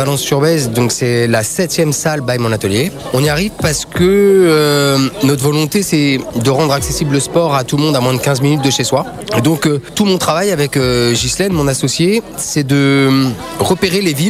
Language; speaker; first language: French; native; French